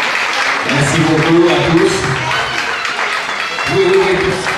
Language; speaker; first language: French; non-native, learner; Galician